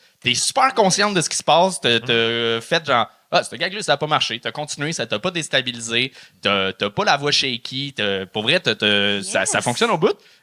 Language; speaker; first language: French; native; French